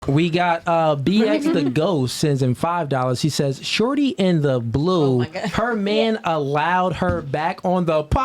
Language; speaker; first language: English; native; English